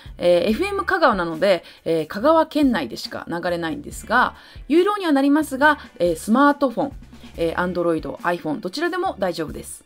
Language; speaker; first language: Japanese; native; Japanese